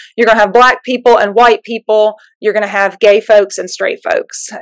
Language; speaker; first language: English; native; English